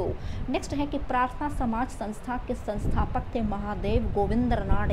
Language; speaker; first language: Hindi; native; Hindi